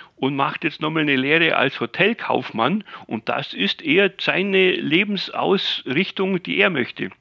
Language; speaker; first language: German; native; German